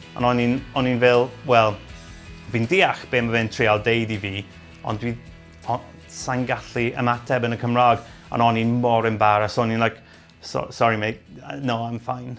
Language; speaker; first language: Welsh; non-native, local second language; English